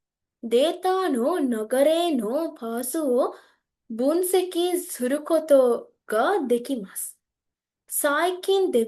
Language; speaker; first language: Japanese; non-native, learner; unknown